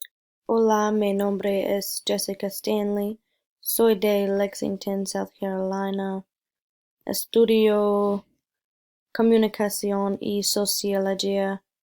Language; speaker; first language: Spanish; non-native, learner; English